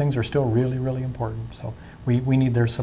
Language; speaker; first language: English; native; English